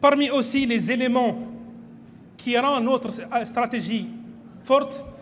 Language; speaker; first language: French; non-native, local second language; Arabic